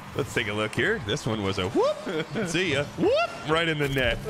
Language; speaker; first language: English; native; English